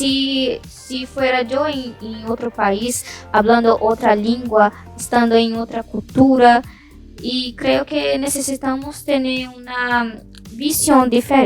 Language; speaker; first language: Spanish; non-native, learner; Portuguese